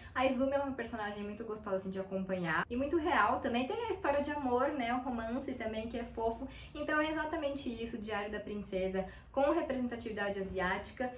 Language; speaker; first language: Portuguese; native; Portuguese